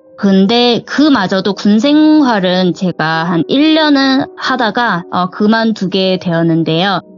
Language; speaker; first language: Korean; non-native, fluent; Chinese